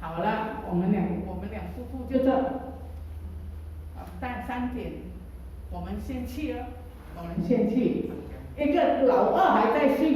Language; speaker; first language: Chinese; early bilingual, heritage; Chinese